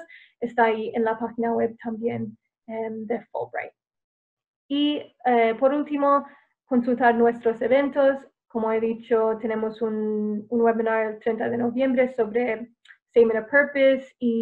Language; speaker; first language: Spanish; non-native, fluent; English